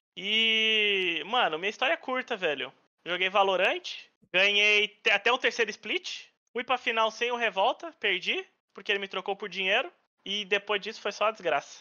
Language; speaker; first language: Portuguese; native; Portuguese